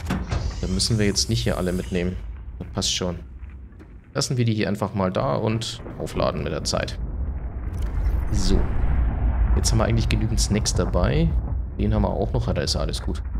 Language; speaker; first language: German; native; German